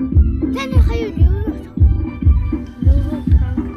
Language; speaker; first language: Chinese; non-native, local second language; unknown